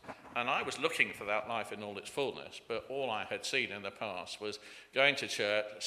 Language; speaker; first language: English; native; English